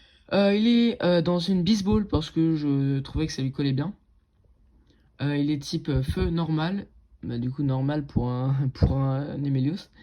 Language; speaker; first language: French; native; French